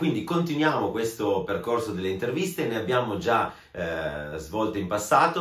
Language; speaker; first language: Italian; native; Italian